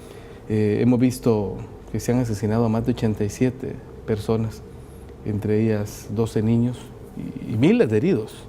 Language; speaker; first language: Spanish; native; Spanish